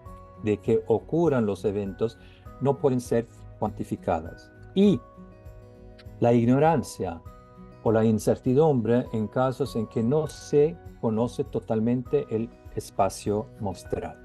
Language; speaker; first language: Spanish; non-native, fluent; Norwegian